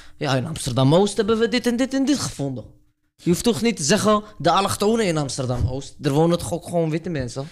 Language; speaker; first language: Dutch; early bilingual, other home language; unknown